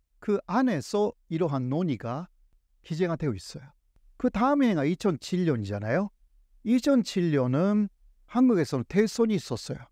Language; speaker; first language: Korean; non-native, fluent; Japanese